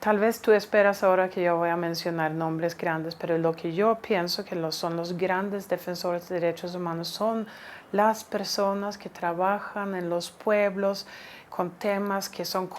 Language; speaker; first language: Spanish; non-native, fluent; Swedish